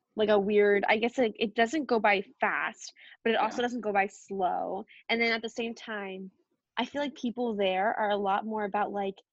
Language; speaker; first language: English; native; English